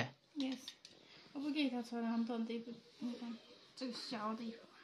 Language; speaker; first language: Chinese; non-native, learner; Nepali